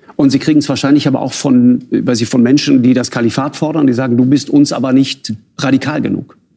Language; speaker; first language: German; native; German